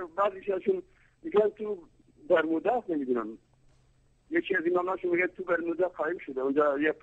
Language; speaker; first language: Persian; non-native, learner; Central Kurdish